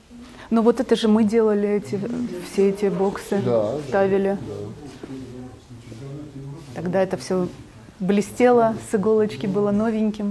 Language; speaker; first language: Russian; native; Russian